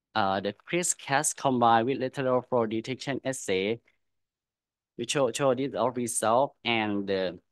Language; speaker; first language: English; non-native, learner; Thai